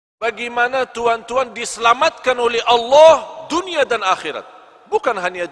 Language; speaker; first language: Indonesian; non-native, fluent; Arabic